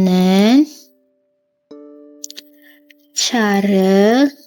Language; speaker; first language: Korean; non-native, learner; Indonesian